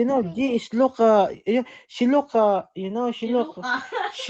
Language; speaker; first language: English; non-native, learner; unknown